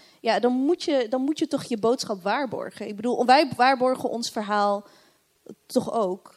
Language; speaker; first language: Dutch; native; Dutch